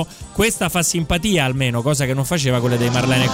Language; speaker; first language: Italian; native; Italian